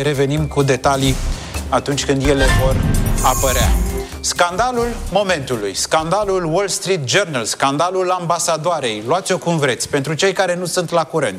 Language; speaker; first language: Romanian; native; Romanian